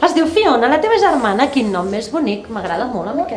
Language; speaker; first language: Catalan; native; Catalan